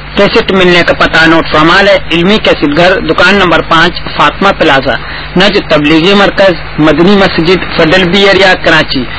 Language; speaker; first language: Urdu; non-native, local second language; Punjabi